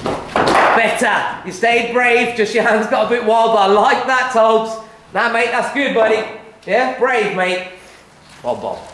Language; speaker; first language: English; native; English